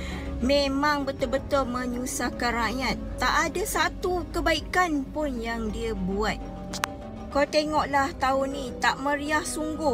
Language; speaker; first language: Malay; native; Malay